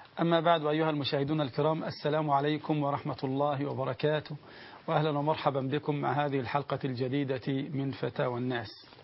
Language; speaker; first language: Arabic; native; Arabic